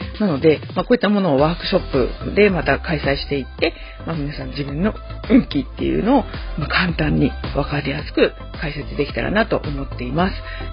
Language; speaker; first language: Japanese; native; Japanese